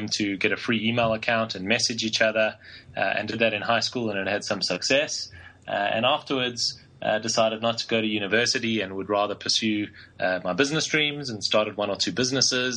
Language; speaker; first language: English; native; English